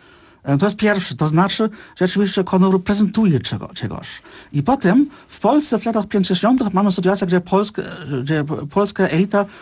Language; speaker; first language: Polish; non-native, fluent; German